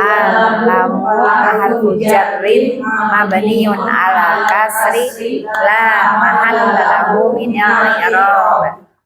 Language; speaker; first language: Arabic; non-native, learner; Indonesian